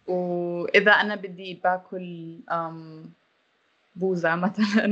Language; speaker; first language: Arabic; non-native, learner; German